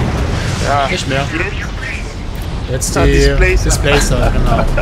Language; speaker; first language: German; native; German